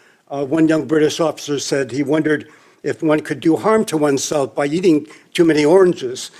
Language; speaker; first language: English; native; English